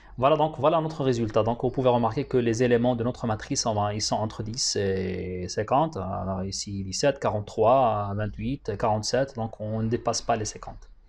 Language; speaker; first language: French; non-native, local second language; Arabic